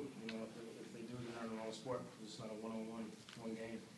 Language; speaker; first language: English; native; English